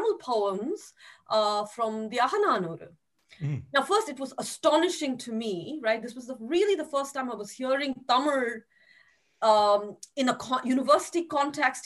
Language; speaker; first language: English; non-native, local second language; Tamil